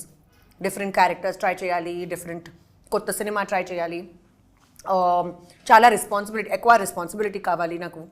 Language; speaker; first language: Telugu; non-native, learner; Hindi